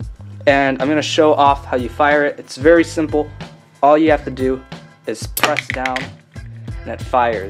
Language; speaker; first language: English; native; English